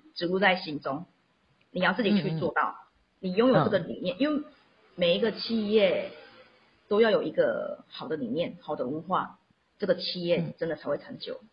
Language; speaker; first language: Chinese; non-native, local second language; Min Nan Chinese